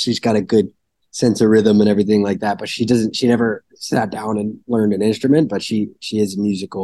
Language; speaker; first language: English; native; English